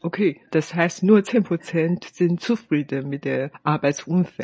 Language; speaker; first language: German; non-native, fluent; Chinese